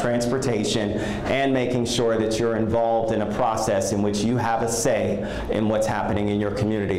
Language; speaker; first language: English; native; English